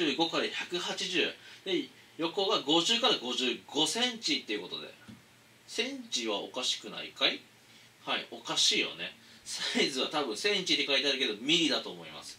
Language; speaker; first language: Japanese; native; Japanese